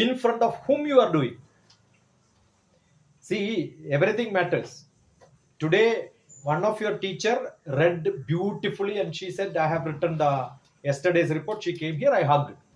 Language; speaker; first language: English; non-native, local second language; Malayalam